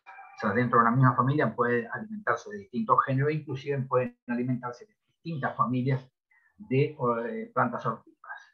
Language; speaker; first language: Spanish; native; Spanish